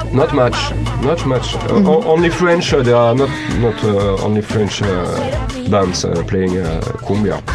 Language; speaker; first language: English; non-native, learner; French